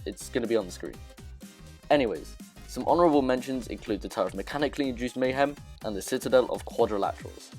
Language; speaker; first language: English; native; English